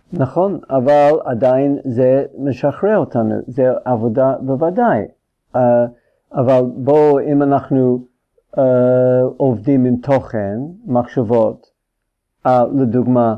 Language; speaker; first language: Hebrew; non-native, fluent; English